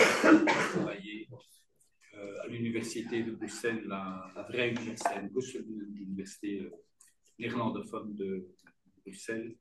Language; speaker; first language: French; native; French